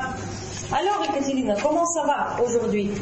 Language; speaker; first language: French; non-native, fluent; Russian